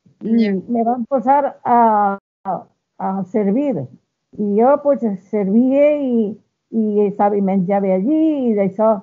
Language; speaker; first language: Catalan; non-native, local second language; Spanish